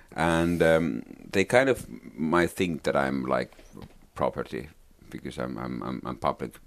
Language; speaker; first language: English; non-native, fluent; Finnish